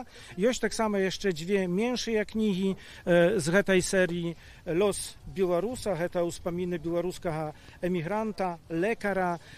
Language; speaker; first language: Polish; non-native, local second language; Belarusian